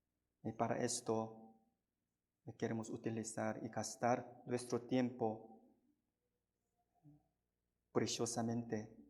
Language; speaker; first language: Spanish; non-native, fluent; Korean